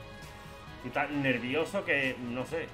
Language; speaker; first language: Spanish; native; Spanish